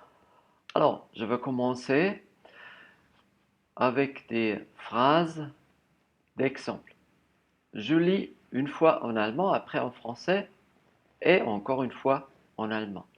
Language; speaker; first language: French; non-native, fluent; German